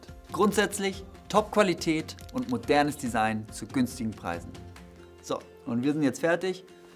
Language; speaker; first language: German; native; German